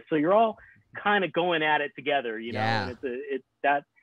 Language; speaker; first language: English; native; English